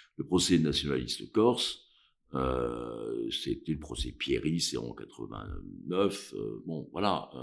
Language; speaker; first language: French; native; French